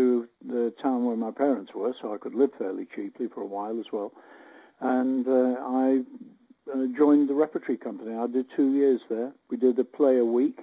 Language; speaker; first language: English; native; English